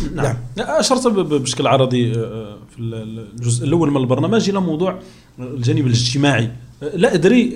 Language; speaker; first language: Arabic; native; Arabic